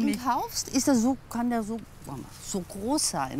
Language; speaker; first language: German; native; German